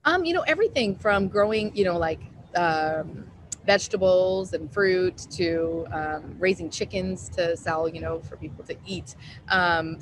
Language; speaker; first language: English; native; English